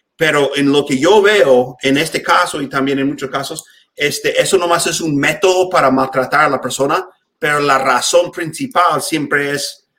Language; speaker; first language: Spanish; non-native, fluent; English